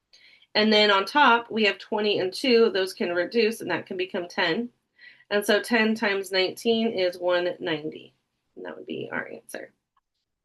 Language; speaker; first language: English; native; English